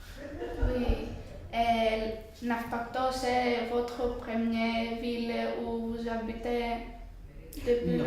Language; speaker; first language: French; non-native, learner; Greek